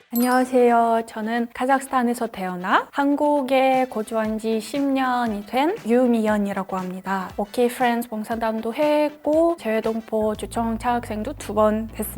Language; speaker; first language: Korean; early bilingual, heritage; Korean